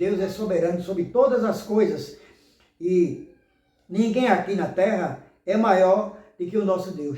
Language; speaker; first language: Portuguese; native; Portuguese